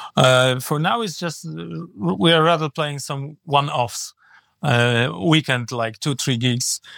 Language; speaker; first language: English; non-native, learner; Polish